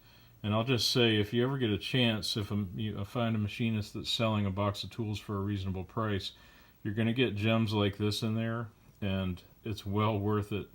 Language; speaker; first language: English; native; English